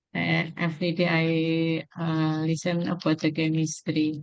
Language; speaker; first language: English; non-native, learner; Indonesian